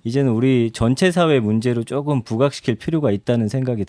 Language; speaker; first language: Korean; native; Korean